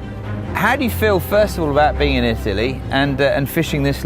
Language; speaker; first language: English; native; English